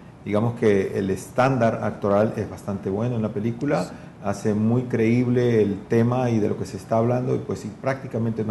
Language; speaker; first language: Spanish; native; Spanish